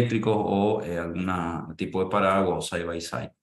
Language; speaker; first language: Spanish; native; Spanish